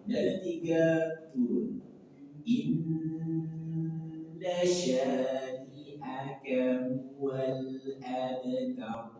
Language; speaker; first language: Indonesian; native; Indonesian